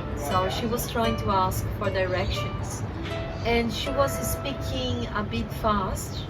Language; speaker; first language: English; non-native, fluent; Portuguese